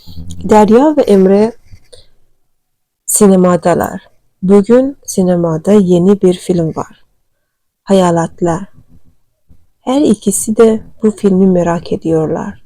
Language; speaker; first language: Turkish; non-native, learner; Turkmen